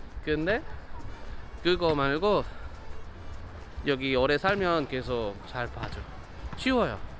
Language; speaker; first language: Korean; non-native, learner; Spanish